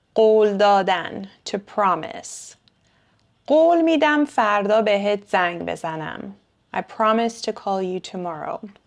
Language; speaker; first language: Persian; native; Persian